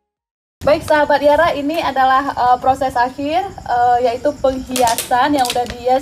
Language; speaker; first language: Indonesian; native; Indonesian